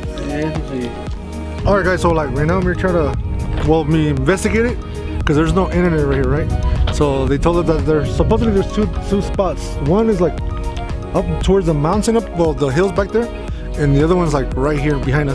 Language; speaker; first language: English; early bilingual, other home language; Spanish